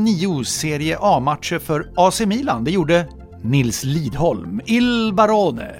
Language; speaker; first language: Swedish; native; Swedish